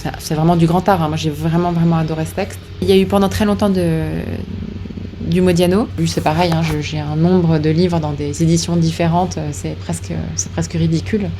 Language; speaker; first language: French; native; French